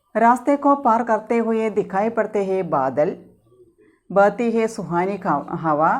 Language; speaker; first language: Hindi; non-native, local second language; Malayalam